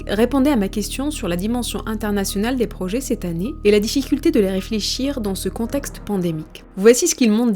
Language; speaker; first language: French; native; French